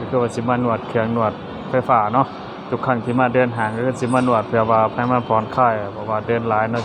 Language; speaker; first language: Thai; non-native, local second language; Northeastern Thai